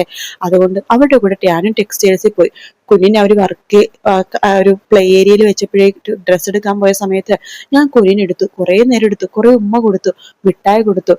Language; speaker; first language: Malayalam; native; Malayalam